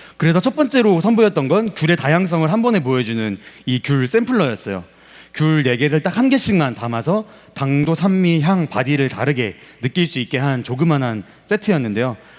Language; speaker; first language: Korean; native; Korean